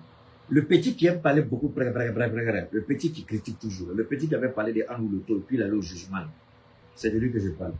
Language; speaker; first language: French; native; French